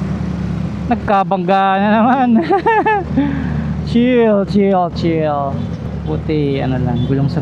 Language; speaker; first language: Filipino; native; Filipino